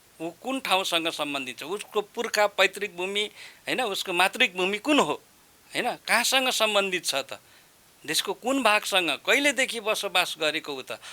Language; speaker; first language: Nepali; non-native, local second language; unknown